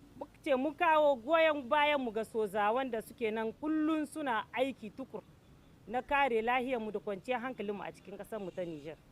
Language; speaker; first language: Hausa; native; Hausa